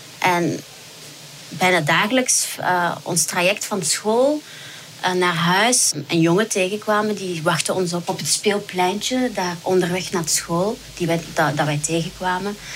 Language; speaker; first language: Dutch; native; Dutch